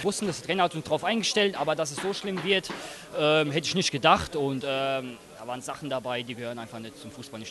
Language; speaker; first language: German; native; German